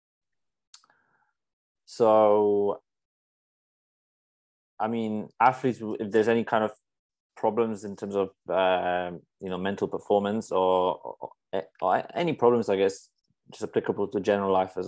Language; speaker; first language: English; non-native, fluent; Polish